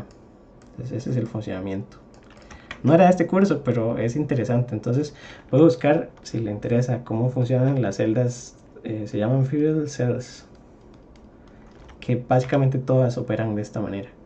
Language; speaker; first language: Spanish; native; Spanish